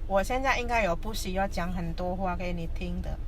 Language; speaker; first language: Chinese; non-native, fluent; Indonesian